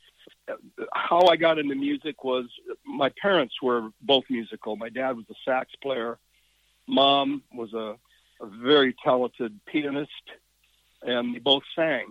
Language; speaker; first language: English; native; English